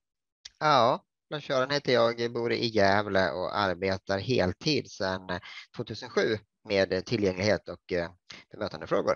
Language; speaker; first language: Swedish; native; Swedish